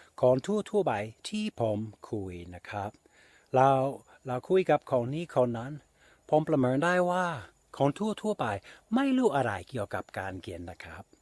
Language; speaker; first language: Thai; non-native, fluent; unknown